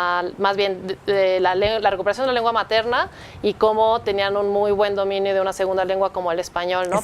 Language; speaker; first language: Spanish; native; Spanish